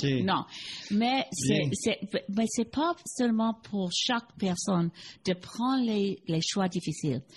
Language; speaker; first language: French; non-native, learner; English